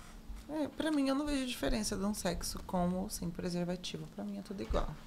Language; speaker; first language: Portuguese; native; Portuguese